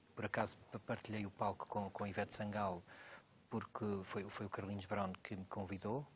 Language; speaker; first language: Portuguese; native; Portuguese